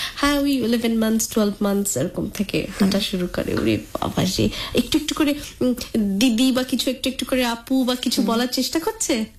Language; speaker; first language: Bangla; native; Bangla